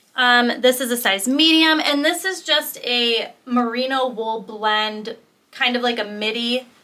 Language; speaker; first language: English; native; English